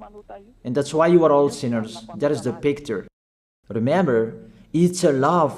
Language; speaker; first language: English; non-native, fluent; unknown